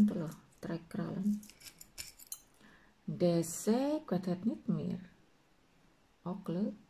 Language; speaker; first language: Dutch; non-native, learner; Indonesian